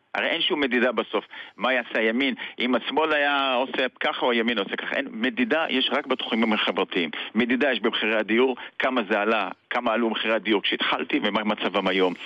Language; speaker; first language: Hebrew; native; Hebrew